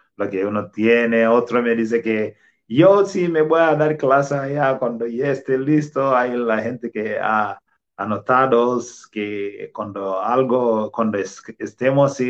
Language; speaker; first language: Spanish; non-native, fluent; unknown